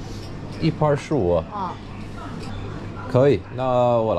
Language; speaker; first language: Chinese; non-native, fluent; English